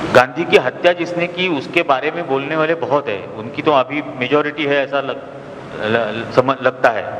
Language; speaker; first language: Hindi; non-native, local second language; Marathi